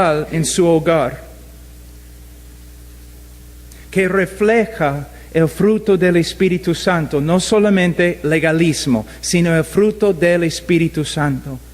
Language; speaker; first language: Spanish; non-native, fluent; English